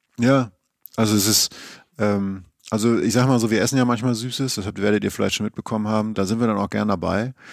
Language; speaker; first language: German; native; German